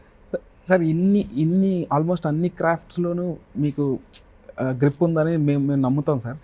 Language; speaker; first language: Telugu; native; Telugu